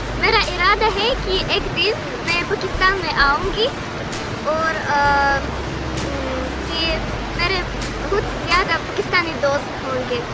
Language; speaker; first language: Hindi; non-native, learner; Russian